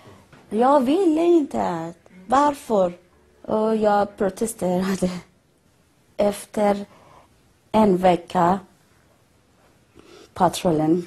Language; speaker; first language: Swedish; non-native, learner; Persian